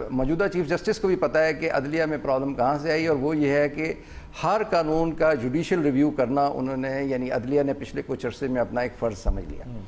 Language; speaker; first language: Urdu; native; Urdu